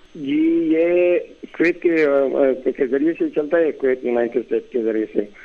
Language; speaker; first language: Urdu; non-native, local second language; Pashto